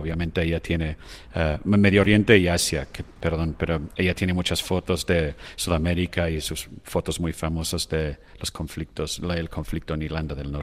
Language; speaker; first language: Spanish; non-native, fluent; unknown